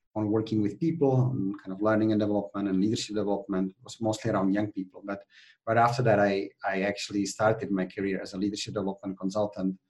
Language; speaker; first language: English; non-native, fluent; Czech